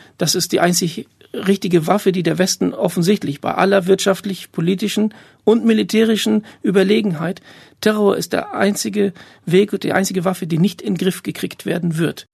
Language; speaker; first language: German; early bilingual, other home language; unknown